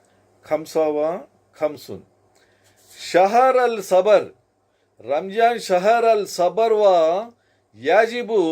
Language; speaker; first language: Arabic; non-native, learner; Telugu